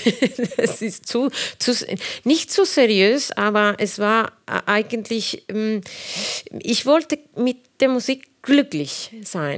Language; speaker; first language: German; non-native, fluent; Spanish